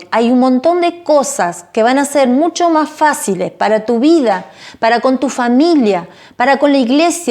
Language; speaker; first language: Spanish; native; Spanish